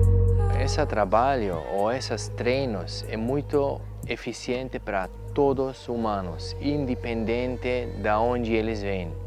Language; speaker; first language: Portuguese; non-native, fluent; German